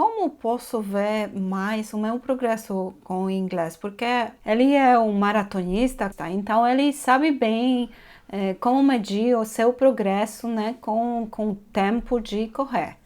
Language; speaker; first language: Portuguese; non-native, fluent; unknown